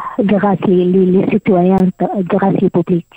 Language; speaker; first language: French; non-native, learner; Arabic